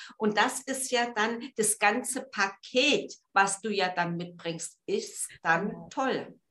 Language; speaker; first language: German; native; German